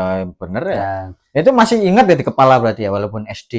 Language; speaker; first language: Indonesian; native; Indonesian